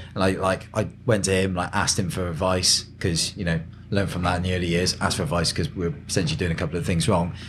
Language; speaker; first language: English; native; English